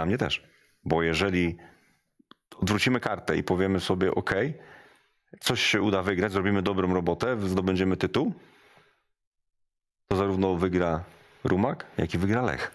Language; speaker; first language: Polish; native; Polish